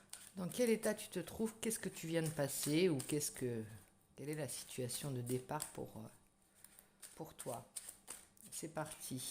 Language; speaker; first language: French; native; French